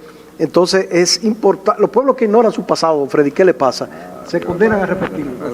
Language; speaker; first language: Spanish; native; Spanish